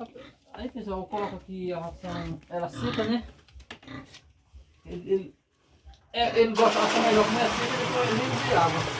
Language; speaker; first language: Portuguese; native; Portuguese